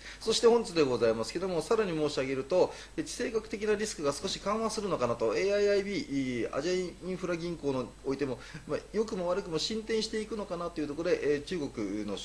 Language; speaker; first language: Japanese; native; Japanese